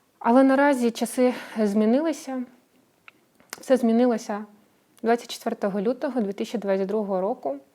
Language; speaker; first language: Ukrainian; non-native, local second language; Russian